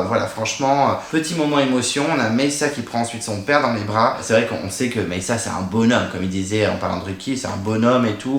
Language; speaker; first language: French; native; French